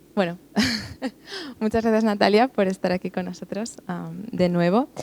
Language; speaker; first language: Spanish; non-native, local second language; Catalan